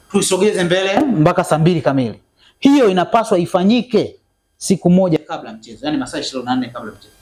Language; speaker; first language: Swahili; native; Swahili